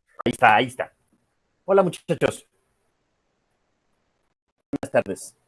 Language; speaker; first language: Spanish; native; Spanish